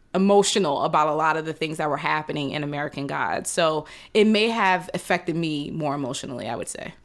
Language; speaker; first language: English; native; English